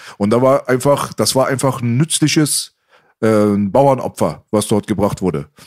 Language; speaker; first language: German; early bilingual, other home language; Persian